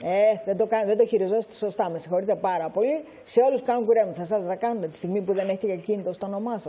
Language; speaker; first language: Greek; native; Greek